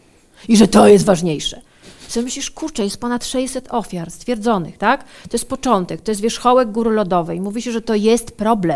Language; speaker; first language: Polish; native; Polish